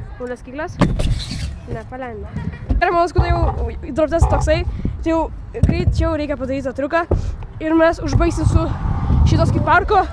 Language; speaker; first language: Lithuanian; native; Lithuanian